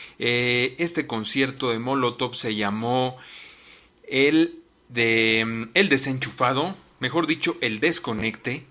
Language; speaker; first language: Spanish; native; Spanish